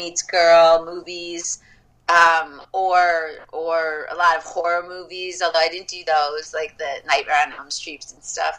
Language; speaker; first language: English; native; English